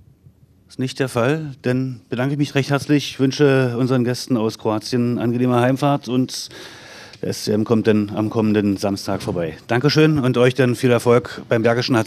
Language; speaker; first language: German; native; German